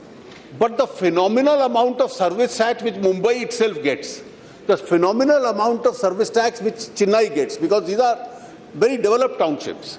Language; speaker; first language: English; non-native, local second language; Hindi